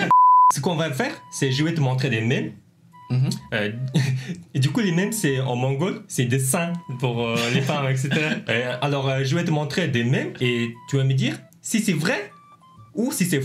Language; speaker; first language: French; non-native, learner; Mongolian